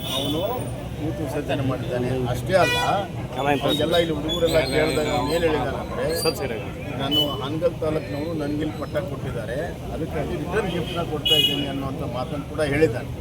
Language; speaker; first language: Kannada; native; Kannada